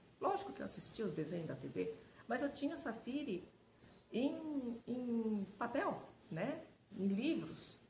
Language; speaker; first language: Portuguese; early bilingual, other home language; Japanese